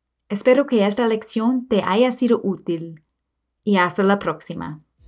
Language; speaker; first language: Spanish; non-native, fluent; English